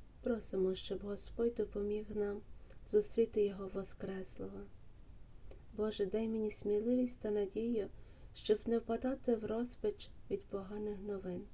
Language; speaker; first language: Ukrainian; native; Ukrainian